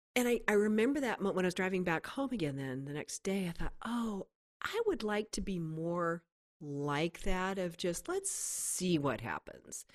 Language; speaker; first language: English; native; English